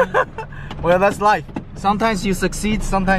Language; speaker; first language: English; non-native, fluent; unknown